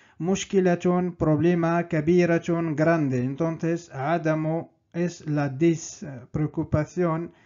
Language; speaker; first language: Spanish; non-native, fluent; Arabic